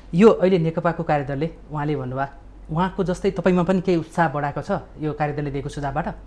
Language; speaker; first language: Nepali; native; Nepali